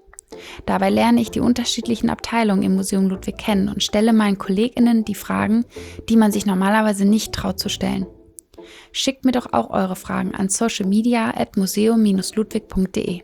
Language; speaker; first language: German; native; German